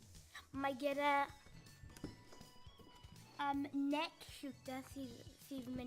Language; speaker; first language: Welsh; non-native, local second language; English